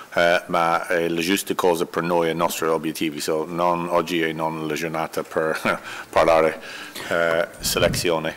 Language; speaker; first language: Italian; non-native, learner; English